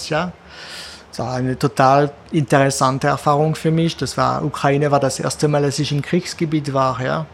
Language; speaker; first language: German; non-native, fluent; French